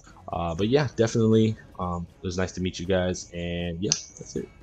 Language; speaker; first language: English; native; English